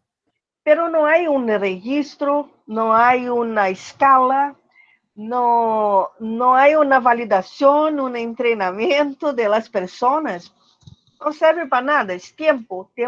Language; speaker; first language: Spanish; non-native, learner; Portuguese